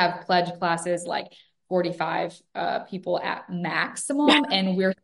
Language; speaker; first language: English; native; English